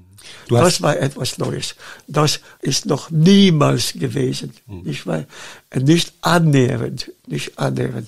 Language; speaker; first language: German; non-native, fluent; Dutch